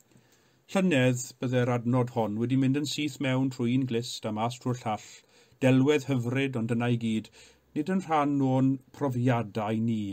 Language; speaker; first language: Welsh; native; Welsh